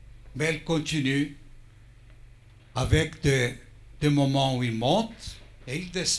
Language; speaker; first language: French; non-native, fluent; Greek